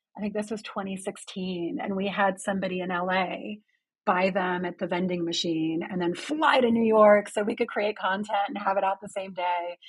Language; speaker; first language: English; early bilingual, other home language; Greek